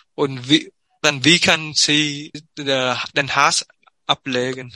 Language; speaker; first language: German; non-native, learner; Vietnamese